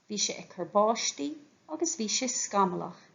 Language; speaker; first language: Irish; non-native, fluent; English